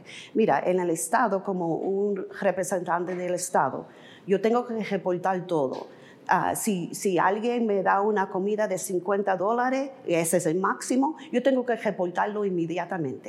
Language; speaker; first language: Spanish; early bilingual, heritage; English